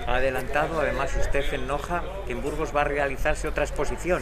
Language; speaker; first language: Spanish; native; Spanish